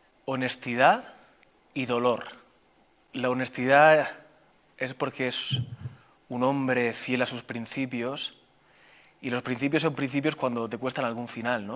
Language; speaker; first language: Spanish; native; Spanish